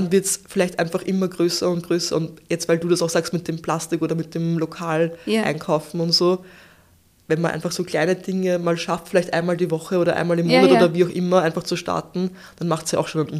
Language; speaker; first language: German; native; German